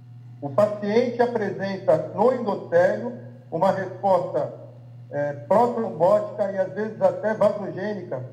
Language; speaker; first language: Portuguese; native; Portuguese